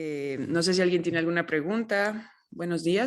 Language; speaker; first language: Spanish; native; Spanish